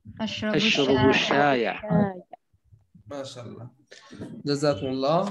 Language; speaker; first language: Arabic; non-native, fluent; Bangla